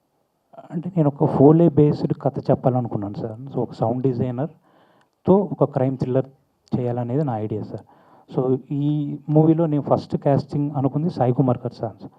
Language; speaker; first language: Telugu; native; Telugu